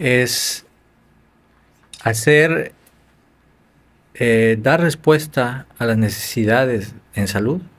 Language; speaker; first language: Spanish; native; Spanish